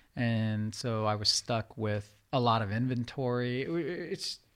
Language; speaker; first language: English; early bilingual, other home language; Persian